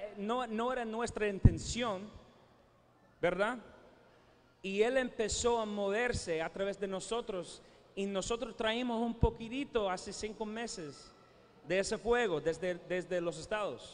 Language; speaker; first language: Spanish; non-native, fluent; English